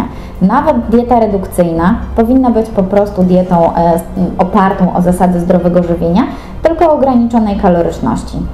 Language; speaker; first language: Polish; native; Polish